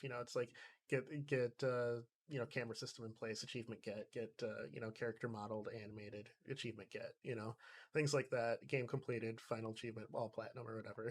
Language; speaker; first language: English; native; English